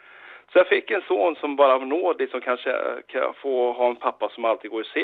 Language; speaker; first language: Swedish; native; Swedish